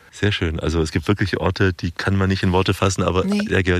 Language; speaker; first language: German; native; German